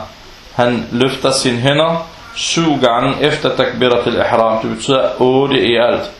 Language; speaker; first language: Danish; early bilingual, other home language; Arabic